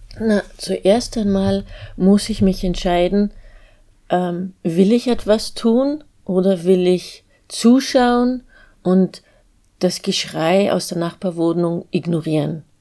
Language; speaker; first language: German; native; German